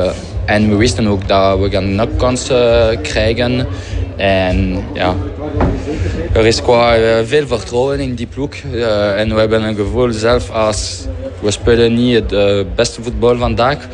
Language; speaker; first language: Dutch; non-native, fluent; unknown